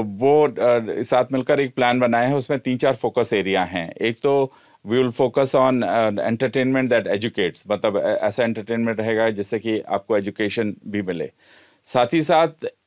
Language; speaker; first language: Hindi; native; Hindi